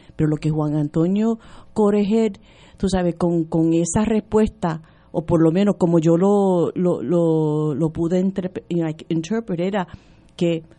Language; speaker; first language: Spanish; early bilingual, heritage; Spanish